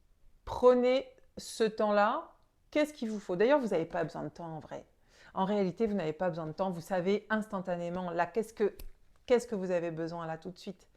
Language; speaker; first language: French; native; French